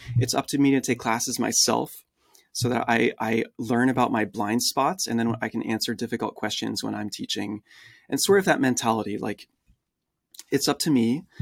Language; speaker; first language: English; early bilingual, other home language; French